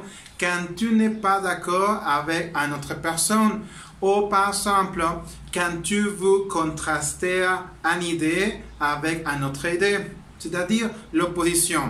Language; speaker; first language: French; non-native, learner; Spanish